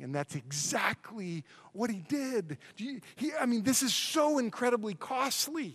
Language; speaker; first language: English; native; English